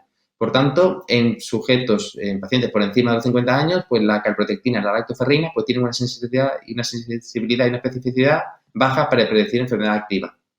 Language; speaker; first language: Spanish; native; Spanish